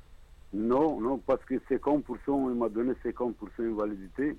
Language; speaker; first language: French; non-native, learner; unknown